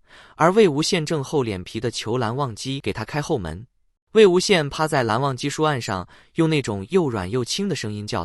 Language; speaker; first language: Chinese; native; Chinese